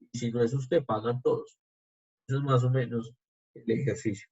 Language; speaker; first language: Spanish; native; Spanish